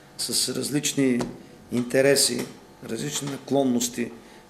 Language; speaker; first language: Bulgarian; native; Bulgarian